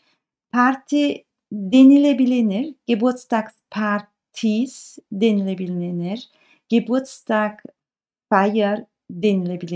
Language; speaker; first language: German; non-native, fluent; Turkish